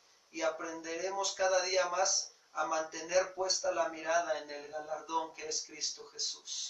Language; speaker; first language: Spanish; native; Spanish